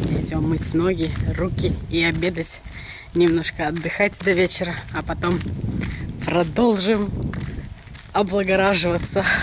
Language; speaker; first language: Russian; native; Russian